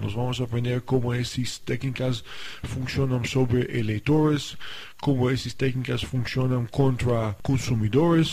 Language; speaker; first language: Portuguese; non-native, fluent; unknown